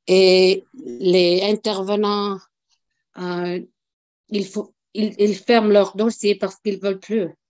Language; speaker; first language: French; non-native, local second language; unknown